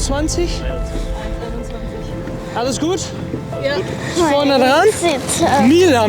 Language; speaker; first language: German; non-native, learner; Dutch